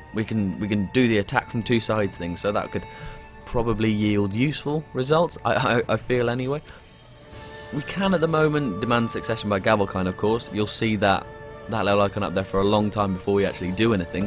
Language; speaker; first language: English; native; English